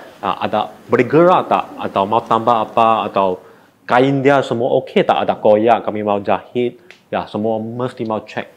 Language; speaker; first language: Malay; non-native, local second language; Chinese